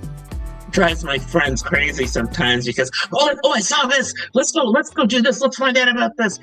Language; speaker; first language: English; native; English